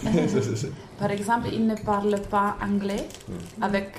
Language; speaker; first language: French; non-native, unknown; Italian